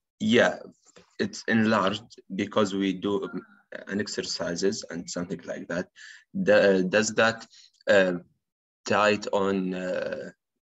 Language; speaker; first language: English; non-native, learner; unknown